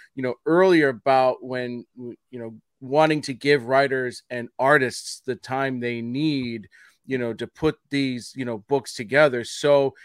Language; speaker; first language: English; native; English